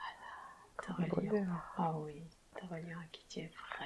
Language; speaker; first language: French; native; French